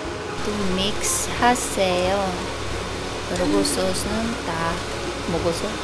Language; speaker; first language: Korean; non-native, learner; Cebuano